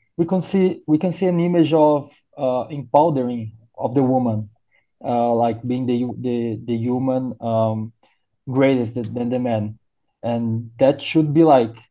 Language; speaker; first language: English; non-native, learner; Portuguese